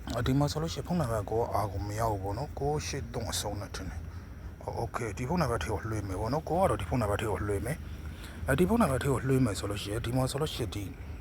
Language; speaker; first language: Burmese; native; Burmese